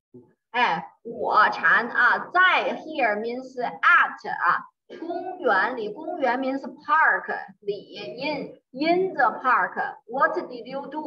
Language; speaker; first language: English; non-native, learner; Chinese